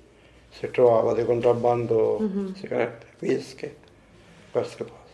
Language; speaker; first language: Italian; non-native, learner; Maltese